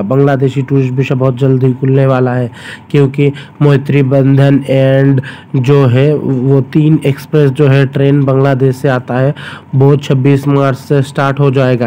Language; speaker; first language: Hindi; non-native, local second language; Bangla